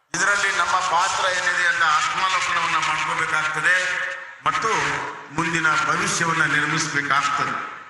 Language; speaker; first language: Kannada; native; Kannada